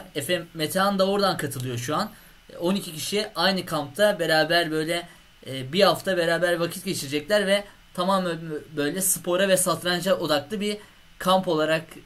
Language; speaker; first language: Turkish; native; Turkish